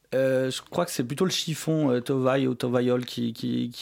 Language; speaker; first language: French; native; French